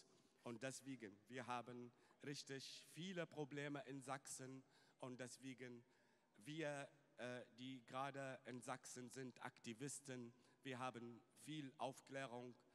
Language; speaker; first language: German; non-native, fluent; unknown